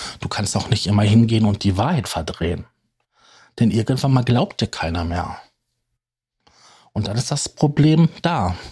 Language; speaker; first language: German; native; German